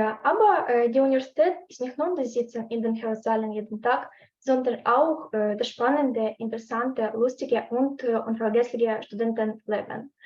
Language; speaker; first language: German; non-native, learner; Ukrainian